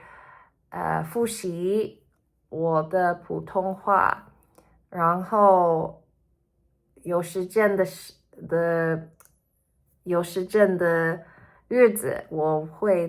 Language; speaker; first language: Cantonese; early bilingual, heritage; Cantonese